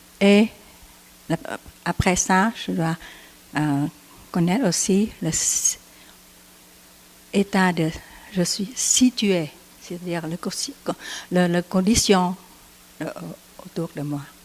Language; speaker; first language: French; non-native, learner; Vietnamese